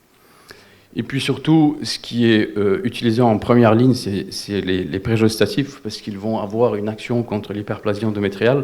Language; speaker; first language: French; non-native, local second language; Wolof